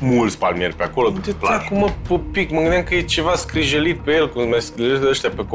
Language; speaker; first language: Romanian; native; Romanian